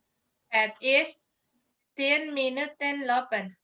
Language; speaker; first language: Dutch; non-native, learner; Indonesian